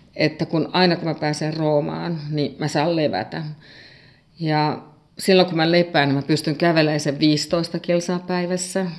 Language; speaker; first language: Finnish; native; Finnish